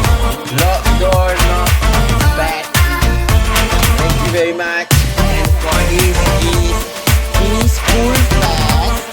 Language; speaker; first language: English; non-native, local second language; Malay